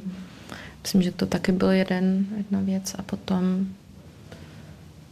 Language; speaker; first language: Czech; early bilingual, heritage; Czech